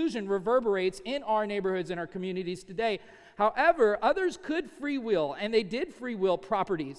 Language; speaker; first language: English; native; English